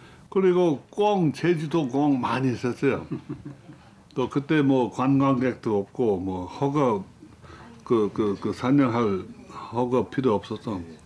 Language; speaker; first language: Korean; non-native, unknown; English